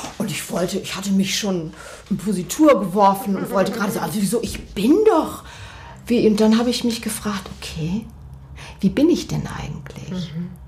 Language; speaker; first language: German; native; German